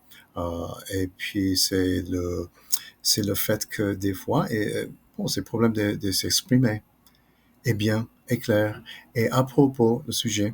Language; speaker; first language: French; non-native, fluent; English